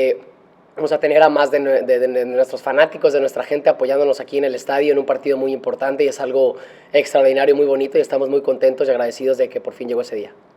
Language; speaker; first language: Spanish; native; Spanish